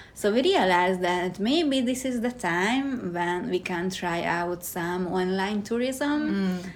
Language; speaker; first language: English; non-native, fluent; Hungarian